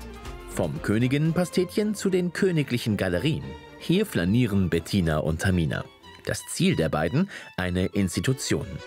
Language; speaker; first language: German; native; German